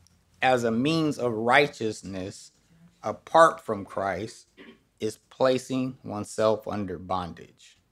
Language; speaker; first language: English; native; English